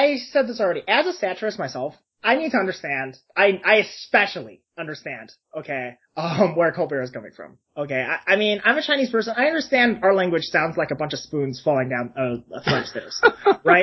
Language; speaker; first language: English; native; English